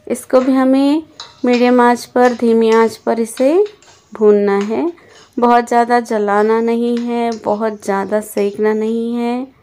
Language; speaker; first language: Hindi; native; Hindi